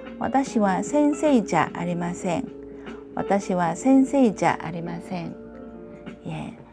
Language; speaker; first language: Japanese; non-native, learner; Korean